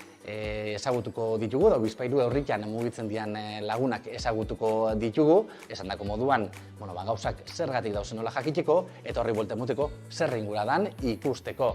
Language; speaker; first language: Basque; native; Basque